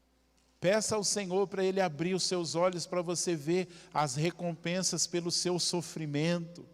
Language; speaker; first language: Portuguese; native; Portuguese